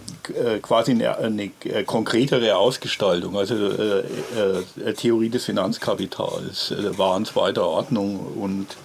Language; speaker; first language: German; native; German